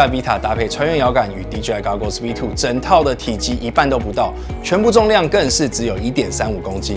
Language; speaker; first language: Chinese; native; Chinese